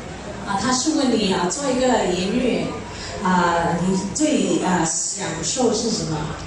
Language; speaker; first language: Chinese; early bilingual, heritage; Chinese